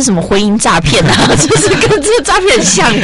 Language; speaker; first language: Chinese; native; Chinese